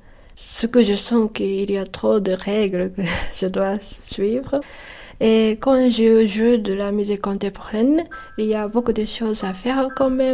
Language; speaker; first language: French; non-native, fluent; Japanese